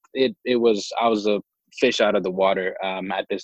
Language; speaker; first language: English; non-native, local second language; Swahili